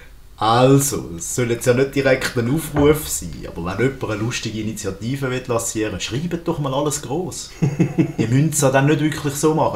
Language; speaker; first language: German; native; German